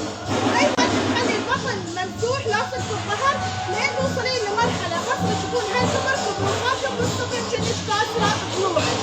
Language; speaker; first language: Arabic; native; Arabic